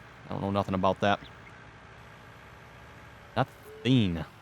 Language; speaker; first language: English; native; English